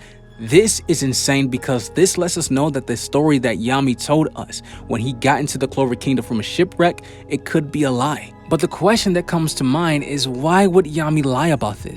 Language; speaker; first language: English; native; English